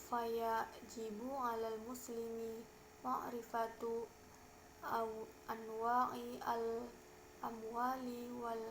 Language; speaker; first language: Arabic; non-native, learner; Indonesian